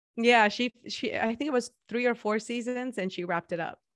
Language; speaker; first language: English; non-native, fluent; Spanish